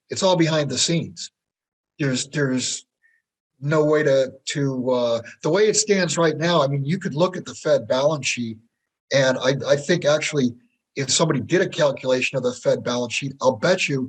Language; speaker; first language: English; native; English